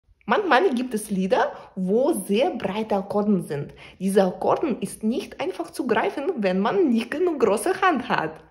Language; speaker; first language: German; non-native, learner; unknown